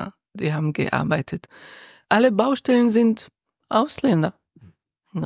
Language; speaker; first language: German; non-native, learner; Arabic